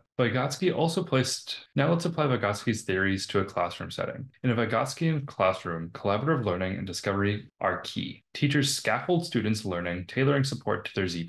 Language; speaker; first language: English; native; English